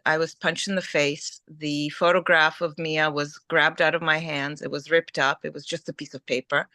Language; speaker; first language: English; early bilingual, other home language; Ukrainian